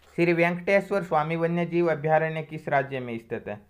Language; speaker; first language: Hindi; native; Hindi